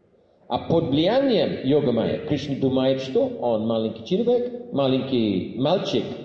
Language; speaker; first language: Russian; non-native, fluent; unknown